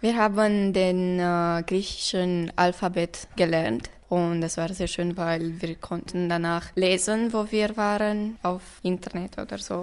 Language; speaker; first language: German; non-native, local second language; Romanian